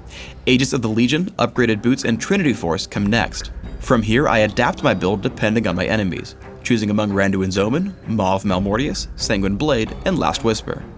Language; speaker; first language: English; native; English